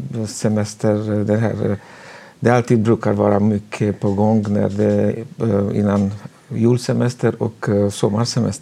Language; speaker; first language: Swedish; non-native, fluent; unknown